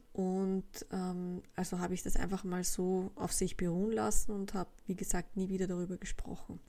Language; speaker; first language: German; native; German